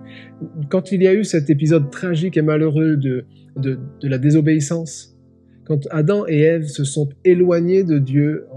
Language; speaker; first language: French; native; French